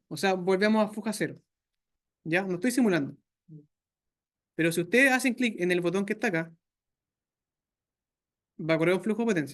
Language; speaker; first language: Spanish; native; Spanish